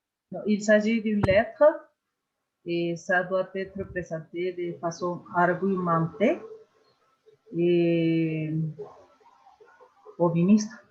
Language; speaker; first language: French; non-native, fluent; Spanish